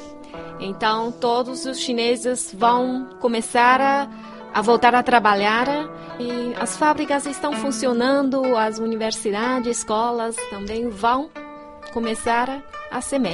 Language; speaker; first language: Portuguese; non-native, fluent; Chinese